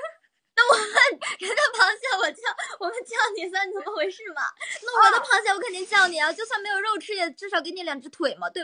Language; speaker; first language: Chinese; native; Chinese